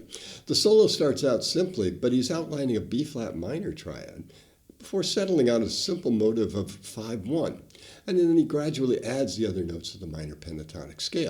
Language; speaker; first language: English; native; English